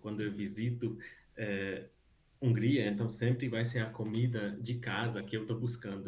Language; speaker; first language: Portuguese; non-native, fluent; Hungarian